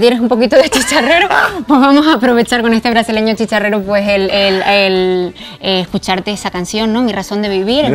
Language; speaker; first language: Spanish; native; Spanish